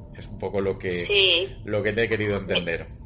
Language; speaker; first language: Spanish; native; Spanish